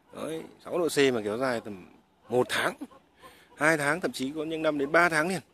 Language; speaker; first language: Vietnamese; non-native, local second language; Tày